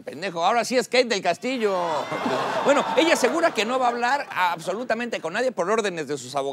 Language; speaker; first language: Spanish; native; Spanish